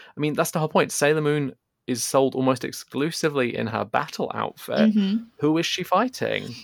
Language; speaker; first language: English; native; English